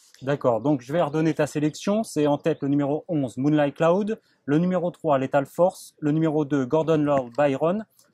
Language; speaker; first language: French; native; French